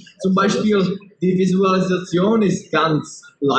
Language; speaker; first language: German; non-native, learner; Czech